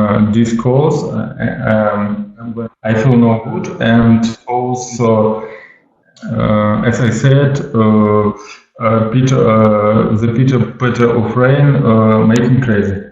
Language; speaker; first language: English; non-native, learner; Russian